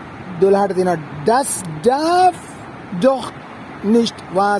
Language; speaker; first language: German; non-native, fluent; Sinhala